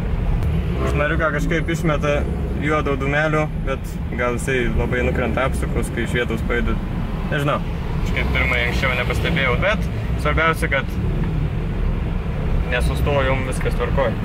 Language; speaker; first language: Lithuanian; native; Lithuanian